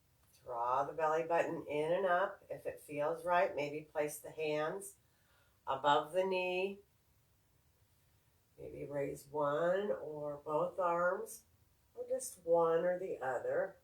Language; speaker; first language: English; native; English